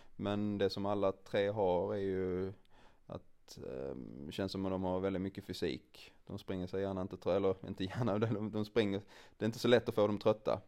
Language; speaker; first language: Swedish; native; Swedish